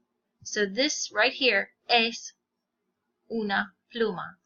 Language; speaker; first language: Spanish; non-native, fluent; English